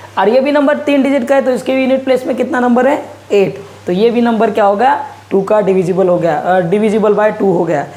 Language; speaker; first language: Hindi; non-native, local second language; Marathi